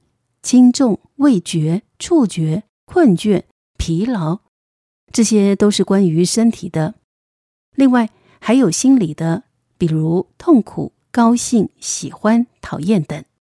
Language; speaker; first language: Chinese; native; Chinese